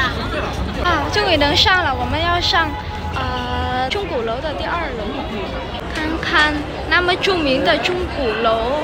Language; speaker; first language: Chinese; non-native, fluent; Vietnamese